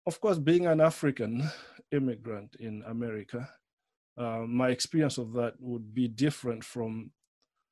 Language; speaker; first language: English; non-native, local second language; Nyanja